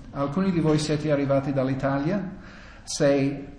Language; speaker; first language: Italian; non-native, fluent; English